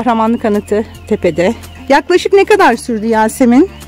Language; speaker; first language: Turkish; native; Turkish